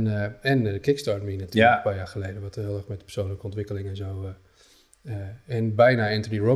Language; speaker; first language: Dutch; native; Dutch